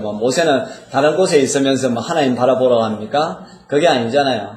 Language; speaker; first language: Korean; native; Korean